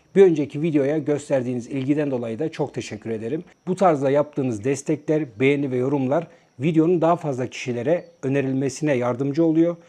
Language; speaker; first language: Turkish; native; Turkish